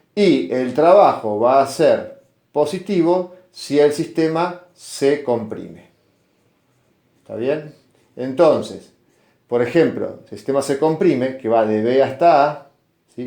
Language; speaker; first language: Spanish; native; Spanish